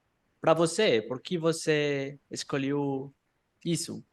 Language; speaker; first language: Portuguese; non-native, learner; Spanish